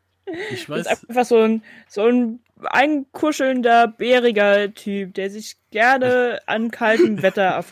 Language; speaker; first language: German; native; German